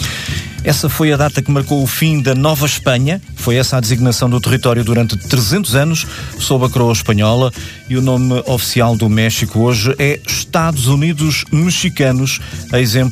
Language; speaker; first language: Portuguese; native; Portuguese